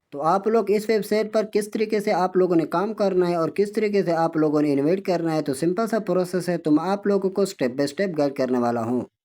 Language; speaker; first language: Urdu; non-native, local second language; Punjabi